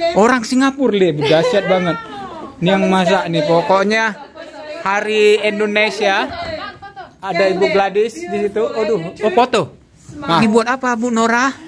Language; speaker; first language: Indonesian; native; Indonesian